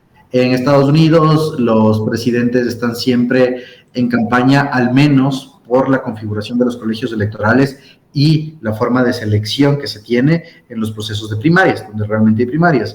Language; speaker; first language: Spanish; native; Spanish